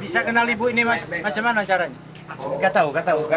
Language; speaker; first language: Indonesian; non-native, learner; Spanish